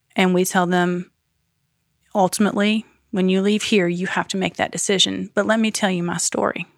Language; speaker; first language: English; native; English